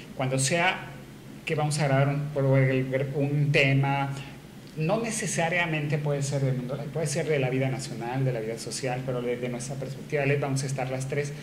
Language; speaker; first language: Spanish; native; Spanish